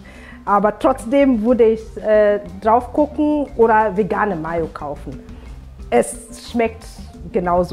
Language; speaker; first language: German; non-native, fluent; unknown